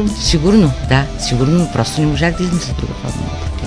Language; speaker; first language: Bulgarian; native; Bulgarian